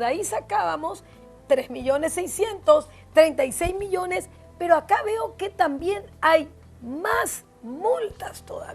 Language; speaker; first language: Spanish; native; Spanish